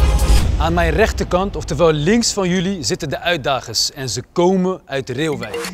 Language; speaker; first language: Dutch; native; Dutch